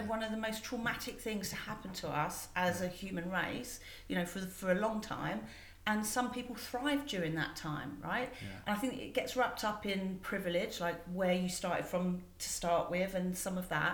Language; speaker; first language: English; native; English